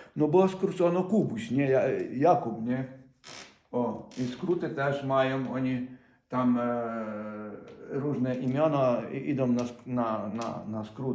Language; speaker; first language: Polish; non-native, fluent; Ukrainian